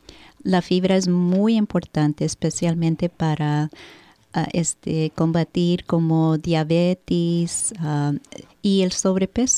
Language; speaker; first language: Spanish; early bilingual, heritage; Spanish